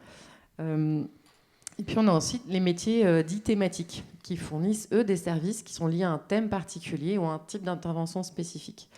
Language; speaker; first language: French; native; French